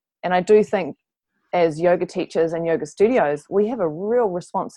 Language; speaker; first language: English; native; English